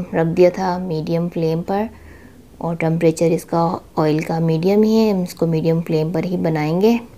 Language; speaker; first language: Urdu; native; Urdu